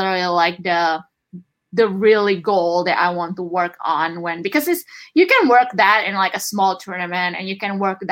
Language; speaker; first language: English; non-native, fluent; Indonesian